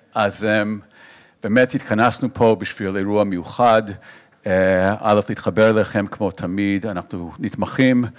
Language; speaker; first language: Hebrew; non-native, fluent; English